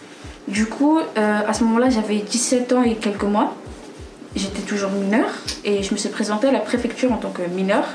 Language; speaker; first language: French; non-native, local second language; Arabic